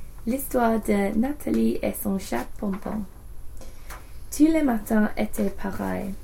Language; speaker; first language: French; non-native, learner; English